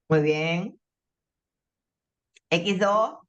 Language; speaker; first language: Spanish; native; Spanish